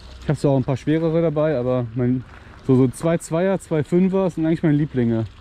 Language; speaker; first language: German; native; German